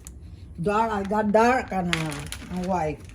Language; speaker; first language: English; non-native, learner; Spanish